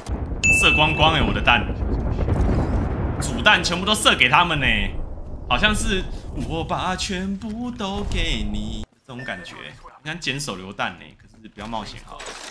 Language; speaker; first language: Chinese; native; Chinese